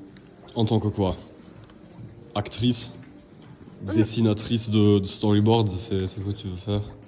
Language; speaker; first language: French; non-native, fluent; German